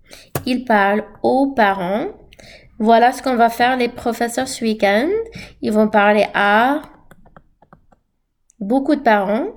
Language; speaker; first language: French; non-native, fluent; English